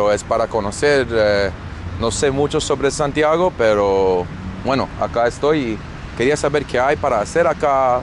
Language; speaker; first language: Spanish; non-native, fluent; English